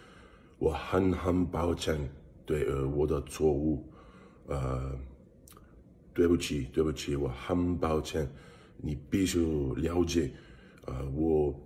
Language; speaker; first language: Chinese; non-native, learner; English